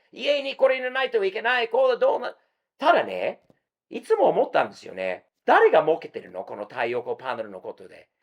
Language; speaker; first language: Japanese; non-native, fluent; English